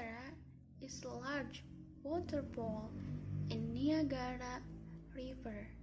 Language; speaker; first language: English; non-native, learner; Indonesian